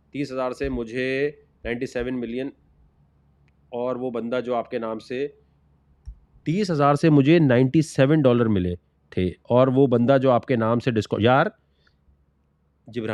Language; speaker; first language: Urdu; native; Urdu